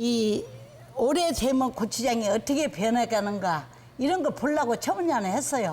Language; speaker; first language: Korean; native; Korean